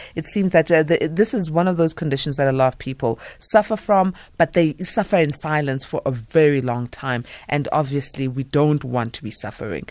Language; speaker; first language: English; non-native, local second language; Zulu